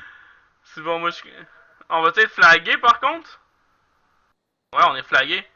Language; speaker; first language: French; native; French